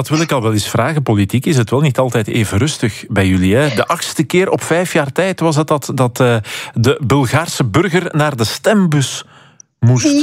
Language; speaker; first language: Dutch; native; Dutch